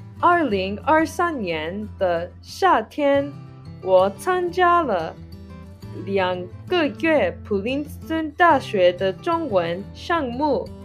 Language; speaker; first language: Chinese; non-native, learner; English